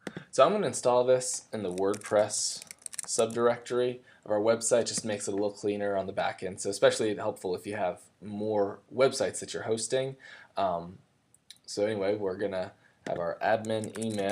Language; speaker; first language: English; native; English